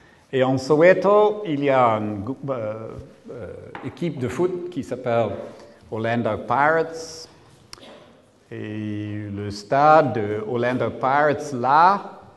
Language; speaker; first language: French; non-native, learner; English